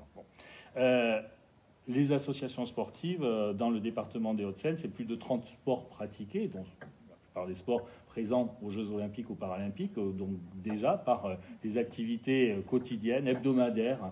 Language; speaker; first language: French; native; French